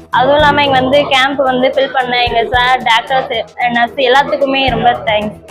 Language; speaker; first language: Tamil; native; Tamil